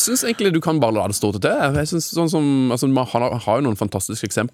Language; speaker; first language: Norwegian; native; Norwegian